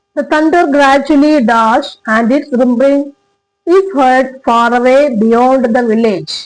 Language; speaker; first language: English; non-native, local second language; Malayalam